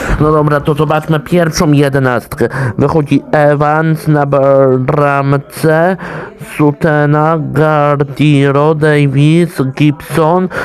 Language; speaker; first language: Polish; native; Polish